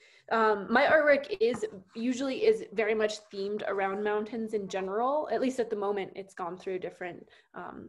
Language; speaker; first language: English; native; English